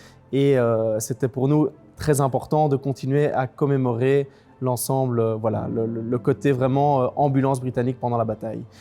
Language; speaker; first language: French; native; French